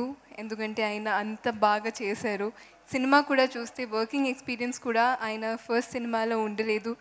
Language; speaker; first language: Telugu; non-native, fluent; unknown